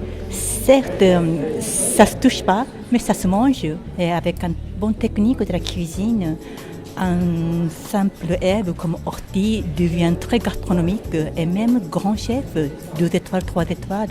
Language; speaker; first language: French; non-native, fluent; Japanese